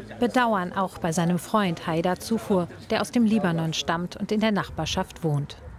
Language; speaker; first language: German; native; German